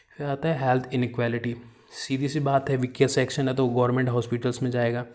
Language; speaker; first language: Hindi; native; Hindi